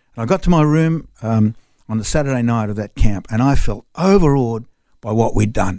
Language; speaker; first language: English; non-native, local second language; French